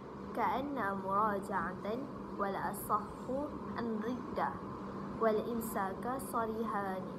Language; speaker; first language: Arabic; non-native, learner; Malay